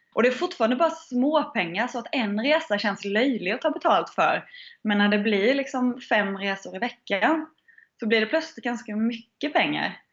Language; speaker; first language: Swedish; native; Swedish